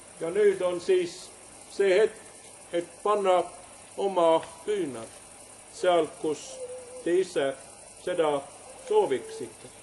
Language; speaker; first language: Estonian; non-native, learner; Swedish